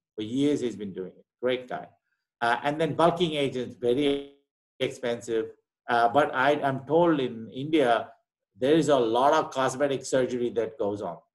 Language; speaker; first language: English; non-native, local second language; Marathi